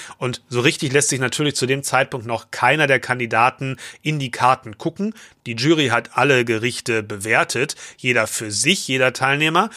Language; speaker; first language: German; native; German